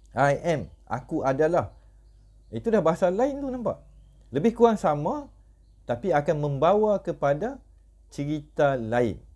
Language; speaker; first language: Malay; native; Malay